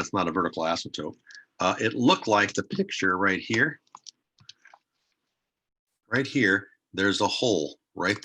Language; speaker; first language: English; native; English